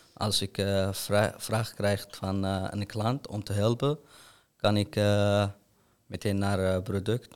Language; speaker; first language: Dutch; non-native, learner; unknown